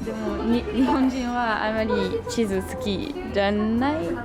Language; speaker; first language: Japanese; non-native, learner; French